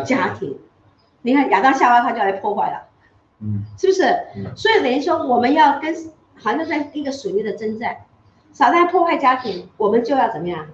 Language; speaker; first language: Chinese; native; Chinese